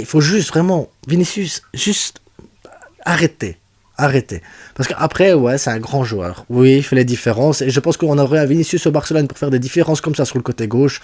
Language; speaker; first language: French; native; French